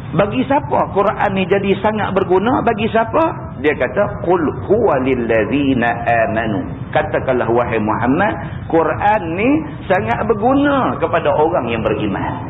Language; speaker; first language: Malay; native; Malay